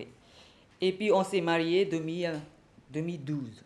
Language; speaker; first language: French; non-native, learner; Burmese